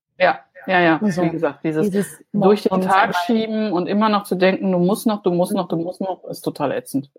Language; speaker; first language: German; native; German